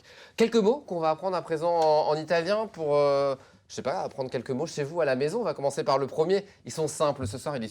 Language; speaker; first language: French; native; French